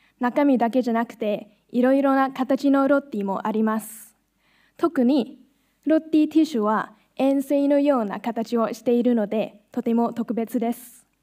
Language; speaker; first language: Japanese; non-native, fluent; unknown